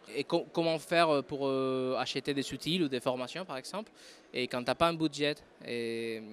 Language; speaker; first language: French; non-native, fluent; Spanish